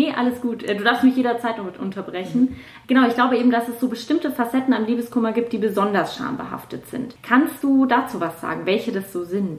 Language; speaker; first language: German; native; German